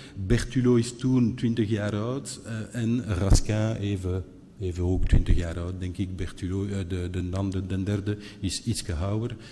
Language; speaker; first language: Dutch; non-native, local second language; French